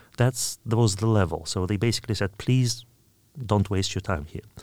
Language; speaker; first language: English; non-native, fluent; Russian